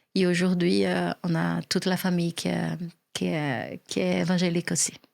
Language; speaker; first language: French; non-native, fluent; Portuguese